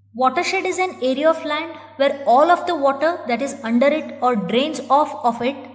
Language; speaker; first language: English; non-native, local second language; Kannada